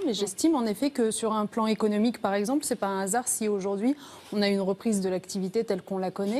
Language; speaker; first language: French; early bilingual, other home language; Riffian